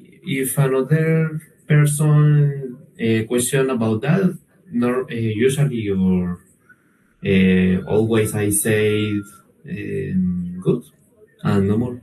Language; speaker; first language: English; non-native, learner; Spanish